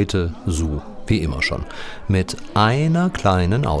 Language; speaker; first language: German; native; German